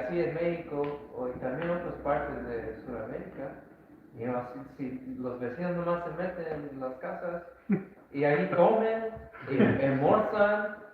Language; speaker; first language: Spanish; early bilingual, heritage; Spanish